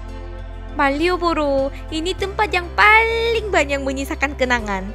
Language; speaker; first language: Indonesian; non-native, fluent; Korean